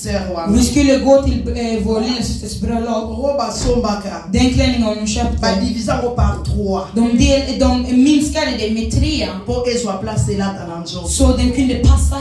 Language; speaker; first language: Swedish; non-native, learner; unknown